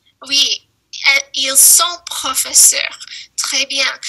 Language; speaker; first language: French; non-native, fluent; English